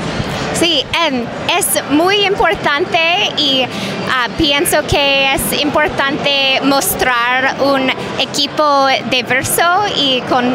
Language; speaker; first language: Spanish; non-native, fluent; English